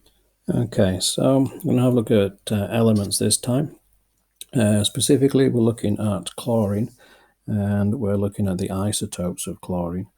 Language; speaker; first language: English; native; English